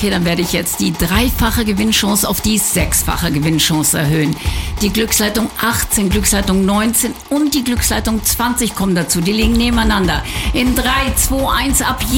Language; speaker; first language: German; native; German